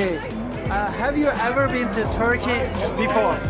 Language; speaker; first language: English; non-native, learner; Turkish